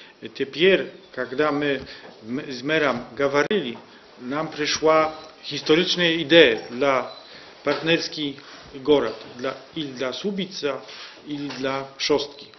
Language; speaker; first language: Russian; non-native, learner; Polish